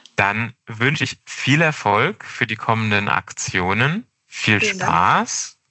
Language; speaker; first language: German; native; German